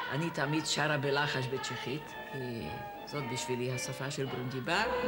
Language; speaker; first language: Hebrew; non-native, fluent; Czech